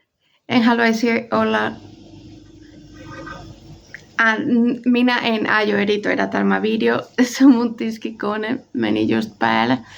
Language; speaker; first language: Finnish; non-native, fluent; Spanish